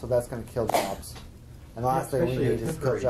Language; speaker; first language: English; native; English